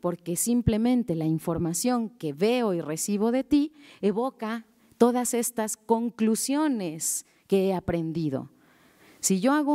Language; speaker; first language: Spanish; native; Spanish